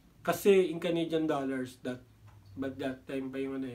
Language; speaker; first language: English; non-native, local second language; Filipino